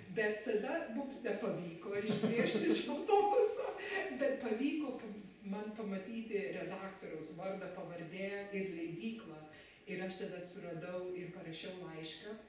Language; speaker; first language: Lithuanian; early bilingual, heritage; Lithuanian